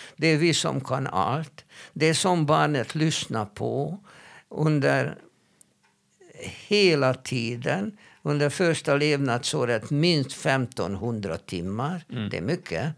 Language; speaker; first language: Swedish; non-native, fluent; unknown